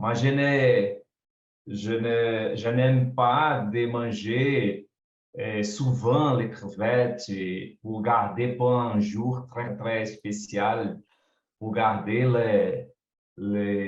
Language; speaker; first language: French; non-native, learner; Portuguese